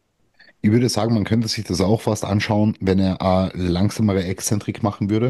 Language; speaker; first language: German; native; German